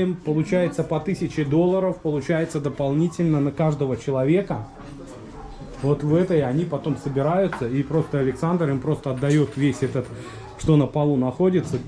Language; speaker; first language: Russian; native; Russian